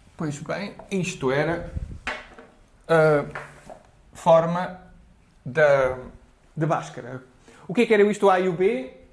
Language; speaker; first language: Portuguese; native; Portuguese